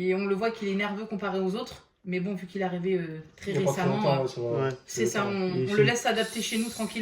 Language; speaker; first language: French; native; French